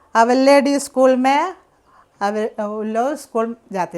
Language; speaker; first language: Hindi; non-native, local second language; Malayalam